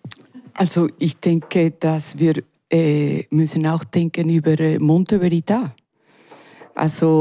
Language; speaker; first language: German; non-native, learner; Spanish